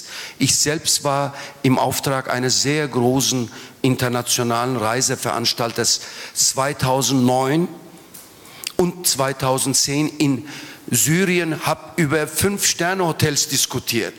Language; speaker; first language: German; non-native, fluent; Turkish